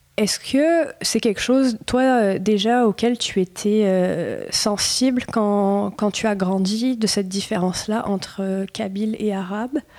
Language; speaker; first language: French; native; French